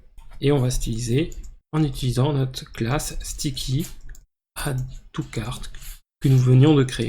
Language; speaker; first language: French; native; French